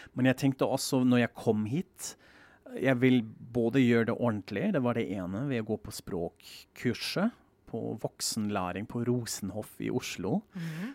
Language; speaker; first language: Norwegian; non-native, fluent; German